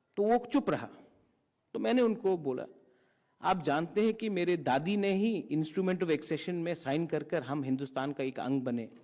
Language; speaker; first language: Hindi; non-native, local second language; Kok Borok